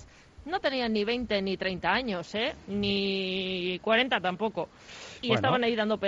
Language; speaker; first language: Spanish; native; Spanish